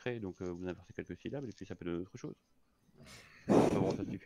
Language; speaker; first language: French; native; French